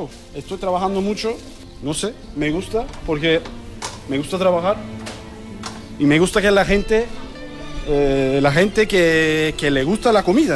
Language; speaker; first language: Spanish; non-native, learner; Turkish